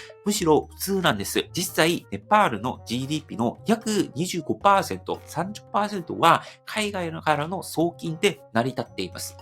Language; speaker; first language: Japanese; non-native, fluent; Korean